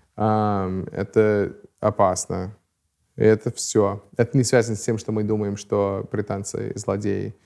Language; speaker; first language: Russian; non-native, fluent; English